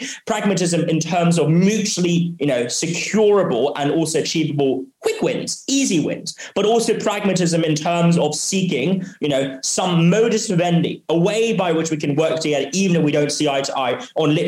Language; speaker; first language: English; non-native, local second language; Cantonese